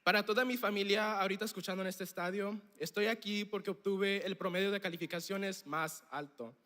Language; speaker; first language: Spanish; early bilingual, heritage; Spanish